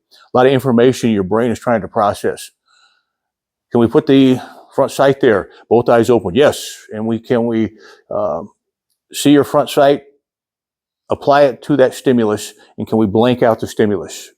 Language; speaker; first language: English; native; English